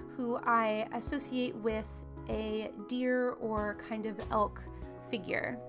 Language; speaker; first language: English; native; English